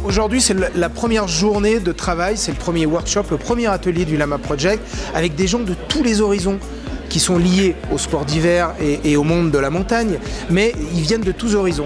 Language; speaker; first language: French; native; French